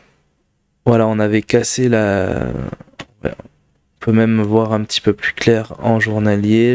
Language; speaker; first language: French; native; French